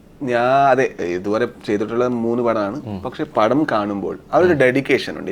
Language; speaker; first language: Malayalam; non-native, local second language; Kannada